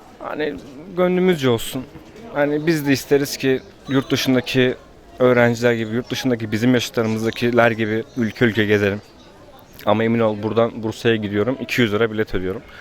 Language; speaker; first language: Turkish; native; Turkish